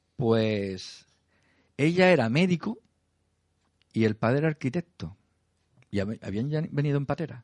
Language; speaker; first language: Spanish; native; Spanish